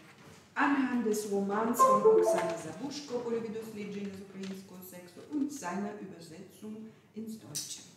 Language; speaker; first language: German; non-native, fluent; Ukrainian